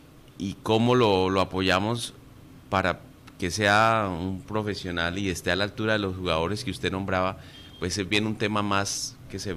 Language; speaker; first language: Spanish; native; Spanish